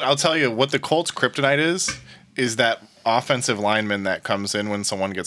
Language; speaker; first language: English; native; English